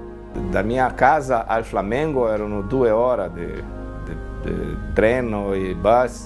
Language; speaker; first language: Italian; non-native, fluent; Portuguese